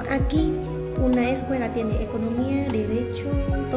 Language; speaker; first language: Spanish; non-native, learner; Vietnamese